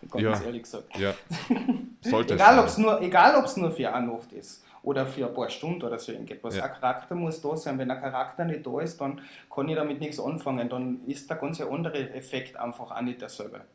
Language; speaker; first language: German; native; German